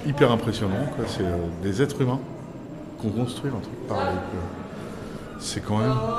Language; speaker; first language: French; native; French